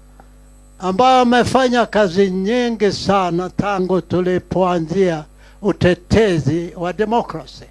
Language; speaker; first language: Swahili; non-native, local second language; Kikuyu